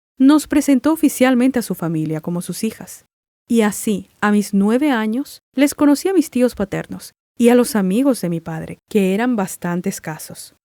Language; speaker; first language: Spanish; non-native, local second language; Guarani